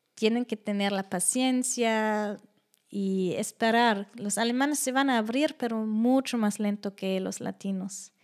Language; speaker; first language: Spanish; non-native, fluent; German